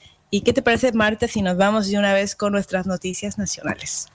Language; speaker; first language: Spanish; native; Spanish